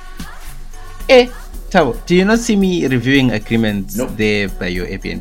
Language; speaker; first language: English; non-native, local second language; Shona